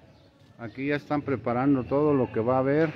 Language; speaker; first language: Spanish; native; Spanish